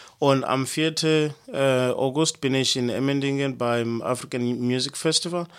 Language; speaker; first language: German; non-native, fluent; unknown